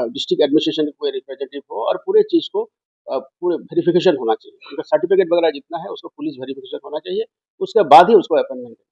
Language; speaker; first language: Hindi; non-native, local second language; Assamese